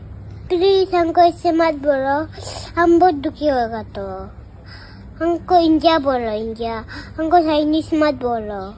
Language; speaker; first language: Hindi; non-native, local second language; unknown